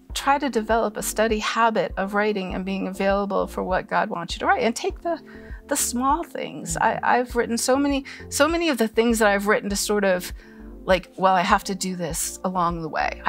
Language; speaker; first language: English; native; English